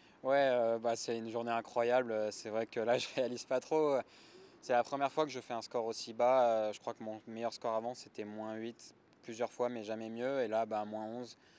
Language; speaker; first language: French; native; French